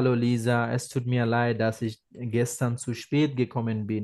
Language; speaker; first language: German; non-native, fluent; Bangla